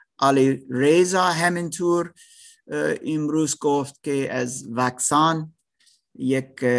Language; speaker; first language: Persian; non-native, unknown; German